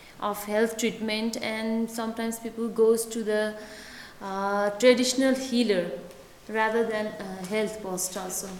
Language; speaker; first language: English; non-native, fluent; Nepali